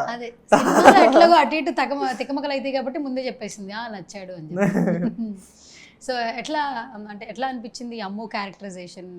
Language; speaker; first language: Telugu; native; Telugu